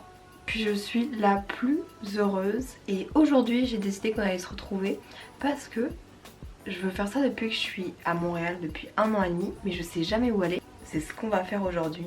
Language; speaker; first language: French; native; French